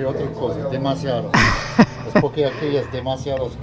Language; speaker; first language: Spanish; non-native, learner; English